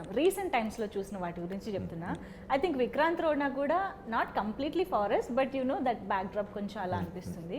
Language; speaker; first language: Telugu; native; Telugu